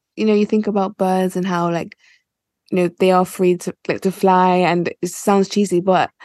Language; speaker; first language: English; native; English